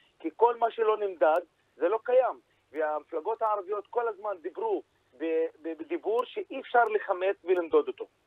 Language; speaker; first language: Hebrew; native; Hebrew